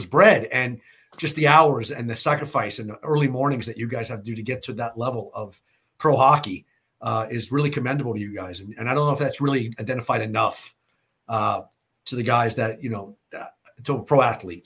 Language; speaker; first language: English; native; English